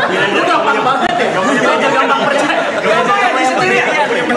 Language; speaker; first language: Indonesian; native; Indonesian